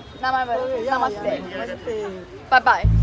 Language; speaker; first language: English; non-native, learner; Korean